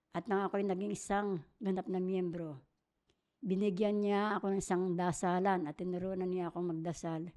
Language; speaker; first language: Filipino; native; Filipino